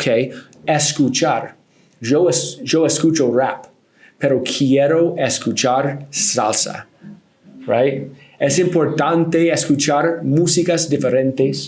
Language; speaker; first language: Spanish; non-native, learner; English